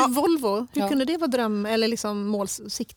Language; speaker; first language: Swedish; native; Swedish